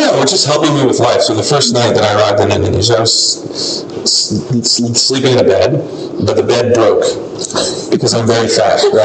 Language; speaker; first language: English; non-native, fluent; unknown